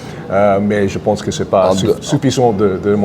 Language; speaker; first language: French; non-native, fluent; English